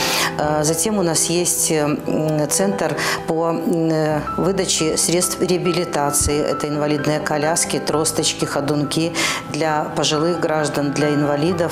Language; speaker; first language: Russian; native; Russian